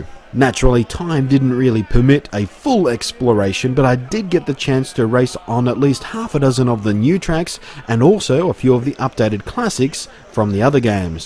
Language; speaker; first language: English; native; English